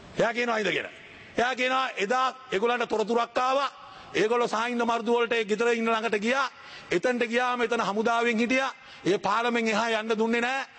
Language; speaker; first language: Sinhala; non-native, local second language; Tamil